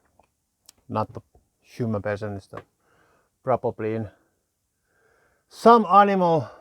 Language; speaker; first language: English; non-native, learner; Finnish